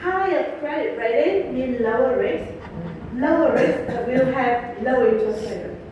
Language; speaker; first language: English; non-native, fluent; Vietnamese